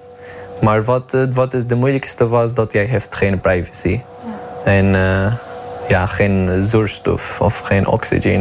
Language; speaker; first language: Dutch; non-native, learner; Arabic